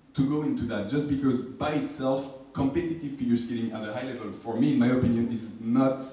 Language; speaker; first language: English; non-native, fluent; French